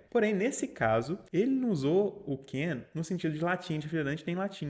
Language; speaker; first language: Portuguese; native; Portuguese